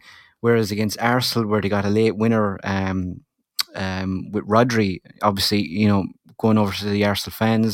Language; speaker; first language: English; native; English